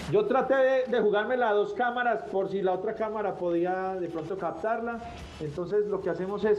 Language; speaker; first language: Spanish; native; Spanish